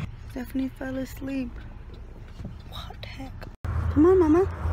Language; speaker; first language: English; native; English